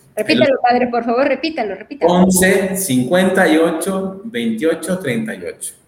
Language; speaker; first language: Spanish; native; Spanish